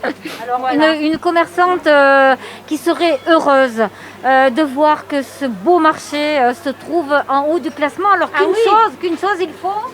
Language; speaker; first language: French; native; French